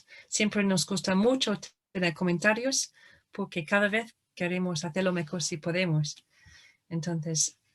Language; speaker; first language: Spanish; non-native, fluent; English